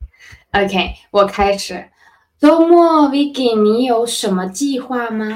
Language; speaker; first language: Chinese; non-native, fluent; Spanish